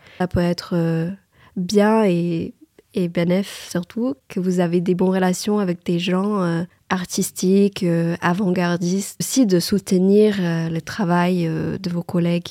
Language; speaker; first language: French; non-native, fluent; English